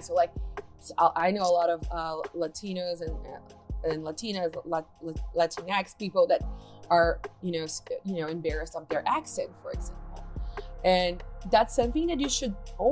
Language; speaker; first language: English; non-native, fluent; Portuguese